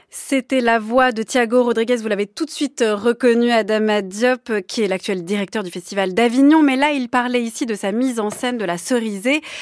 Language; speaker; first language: French; native; French